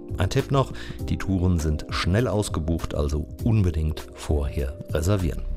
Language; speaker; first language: German; native; German